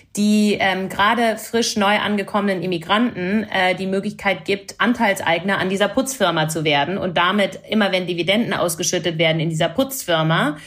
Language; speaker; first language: German; non-native, fluent; English